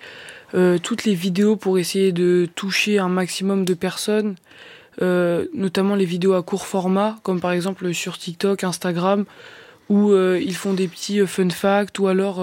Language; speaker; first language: French; native; French